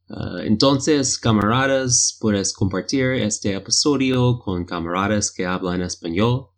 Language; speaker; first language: Spanish; non-native, learner; English